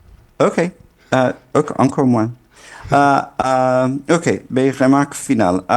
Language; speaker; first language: French; non-native, fluent; English